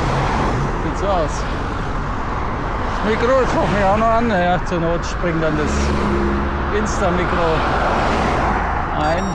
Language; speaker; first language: German; native; German